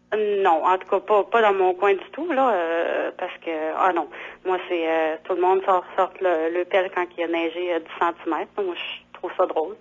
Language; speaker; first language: French; native; French